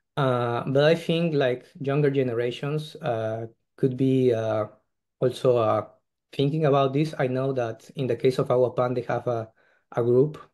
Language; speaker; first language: English; non-native, fluent; Spanish